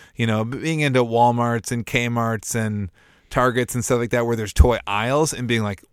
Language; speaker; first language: English; native; English